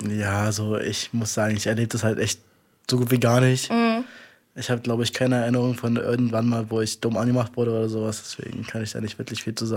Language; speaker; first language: German; native; German